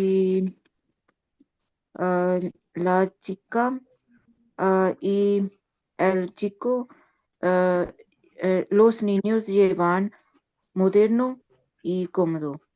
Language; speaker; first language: Spanish; non-native, learner; Urdu